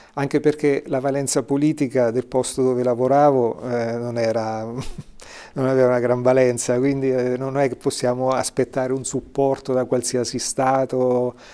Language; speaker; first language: Italian; native; Italian